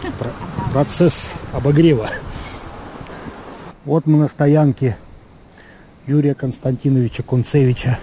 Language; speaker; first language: Russian; native; Russian